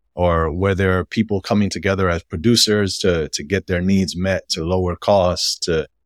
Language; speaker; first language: English; native; English